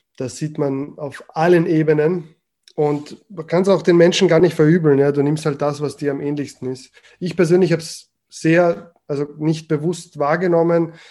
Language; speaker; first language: German; early bilingual, other home language; Croatian